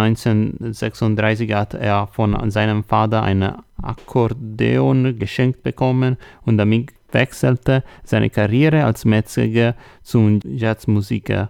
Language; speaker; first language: German; non-native, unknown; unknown